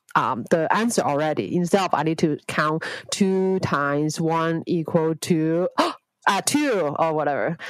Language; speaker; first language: English; non-native, local second language; Cantonese